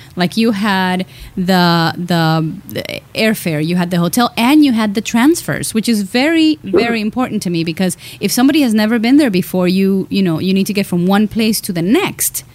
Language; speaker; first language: English; early bilingual, other home language; Spanish